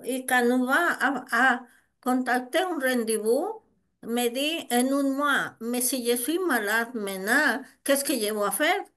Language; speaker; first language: French; non-native, learner; Spanish